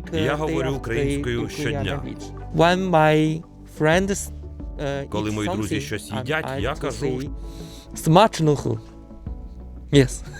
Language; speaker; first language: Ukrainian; non-native, learner; Chinese